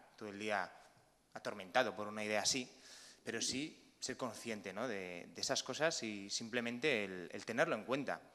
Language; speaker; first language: Spanish; native; Spanish